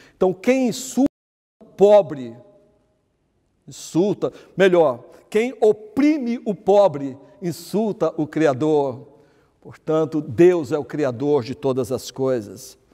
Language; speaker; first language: Portuguese; native; Portuguese